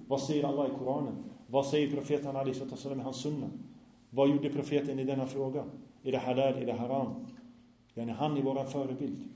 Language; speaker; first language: Swedish; non-native, fluent; Arabic